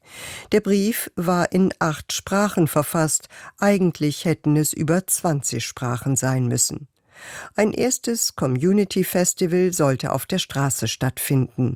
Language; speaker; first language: German; native; German